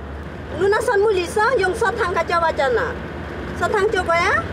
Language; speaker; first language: Korean; non-native, learner; Khmer